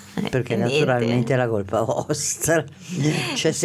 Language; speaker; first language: Italian; native; Italian